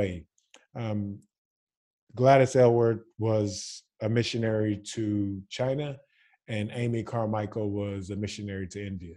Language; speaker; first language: English; native; English